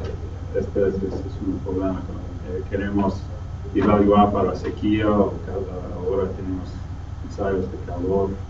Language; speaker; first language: Spanish; non-native, fluent; English